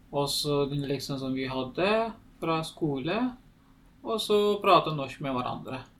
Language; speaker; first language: Norwegian; non-native, learner; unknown